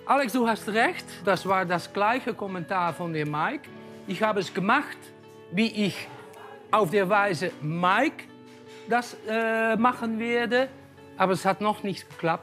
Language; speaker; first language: German; non-native, learner; Dutch